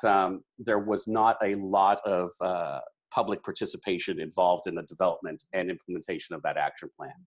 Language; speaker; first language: English; native; English